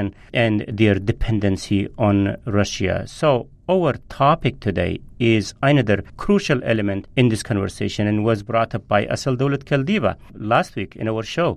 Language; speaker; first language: English; non-native, fluent; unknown